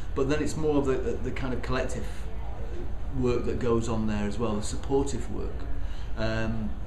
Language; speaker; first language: English; native; English